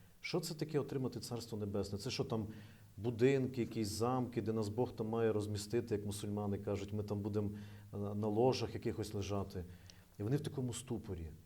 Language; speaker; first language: Ukrainian; native; Ukrainian